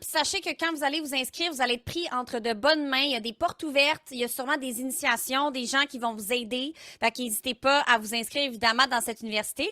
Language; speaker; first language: French; native; French